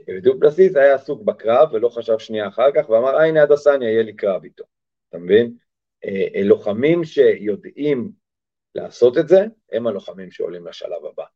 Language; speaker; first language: Hebrew; early bilingual, other home language; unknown